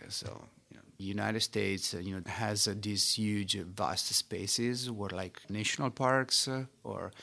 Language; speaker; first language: English; non-native, fluent; Italian